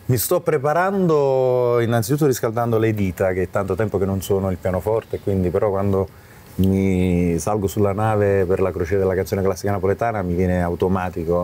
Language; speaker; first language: Italian; native; Italian